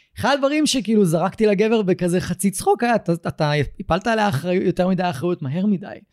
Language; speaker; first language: Hebrew; native; Hebrew